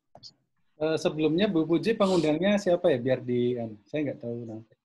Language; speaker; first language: Indonesian; native; Indonesian